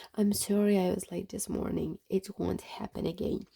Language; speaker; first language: English; non-native, fluent; Kazakh